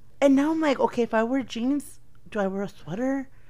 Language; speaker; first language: English; early bilingual, other home language; Spanish